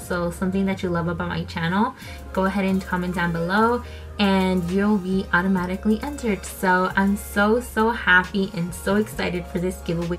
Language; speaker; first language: English; early bilingual, other home language; Spanish